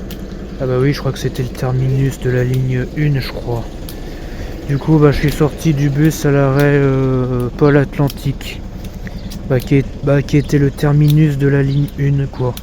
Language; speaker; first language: French; native; French